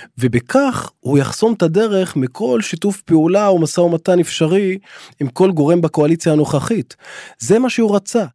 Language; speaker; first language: Hebrew; non-native, local second language; Arabic